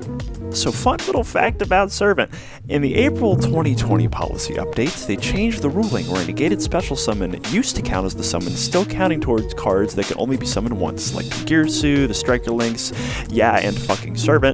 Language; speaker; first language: English; native; English